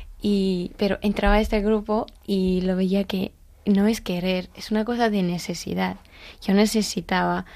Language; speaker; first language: Spanish; non-native, learner; Georgian